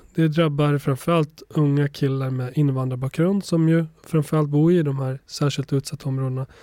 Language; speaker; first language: Swedish; early bilingual, other home language; Albanian